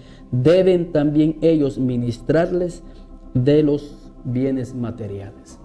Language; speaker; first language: Spanish; native; Spanish